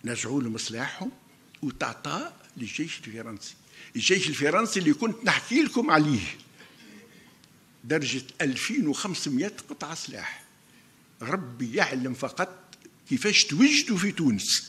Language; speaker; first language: Arabic; native; Arabic